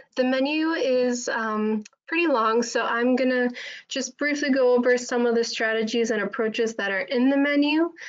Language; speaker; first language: English; native; English